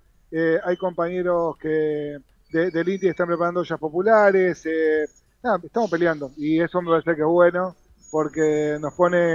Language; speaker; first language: Spanish; native; Spanish